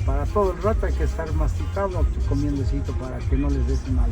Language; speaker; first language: Spanish; native; Spanish